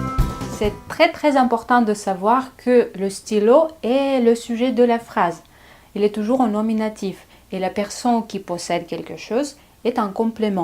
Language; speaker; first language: French; non-native, fluent; Russian